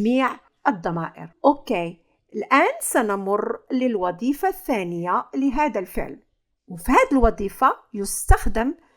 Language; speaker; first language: Arabic; native; Arabic